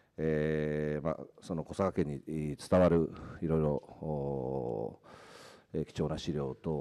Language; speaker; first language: Japanese; native; Japanese